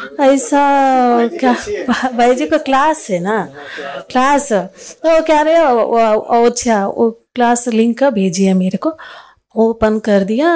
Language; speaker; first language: Hindi; non-native, local second language; Kannada